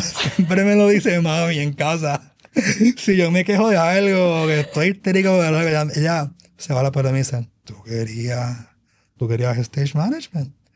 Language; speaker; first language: Spanish; native; Spanish